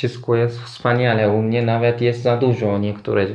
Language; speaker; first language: Polish; non-native, learner; Turkish